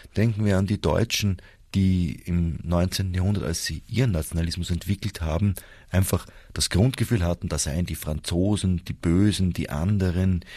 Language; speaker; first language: German; native; German